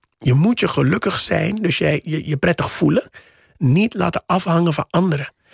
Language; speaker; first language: Dutch; native; Dutch